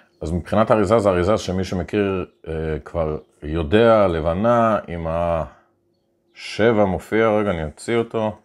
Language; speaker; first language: Hebrew; native; Hebrew